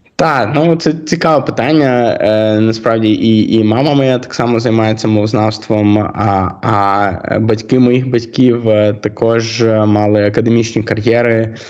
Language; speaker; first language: Ukrainian; native; Ukrainian